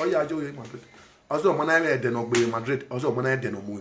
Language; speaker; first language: Spanish; non-native, learner; Bini